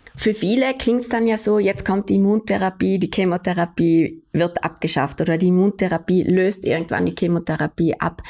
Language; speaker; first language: German; native; German